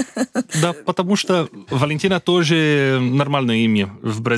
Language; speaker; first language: Russian; non-native, learner; Portuguese